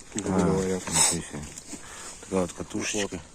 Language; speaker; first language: Russian; native; Russian